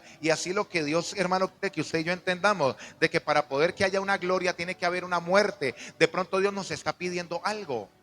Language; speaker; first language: Spanish; native; Spanish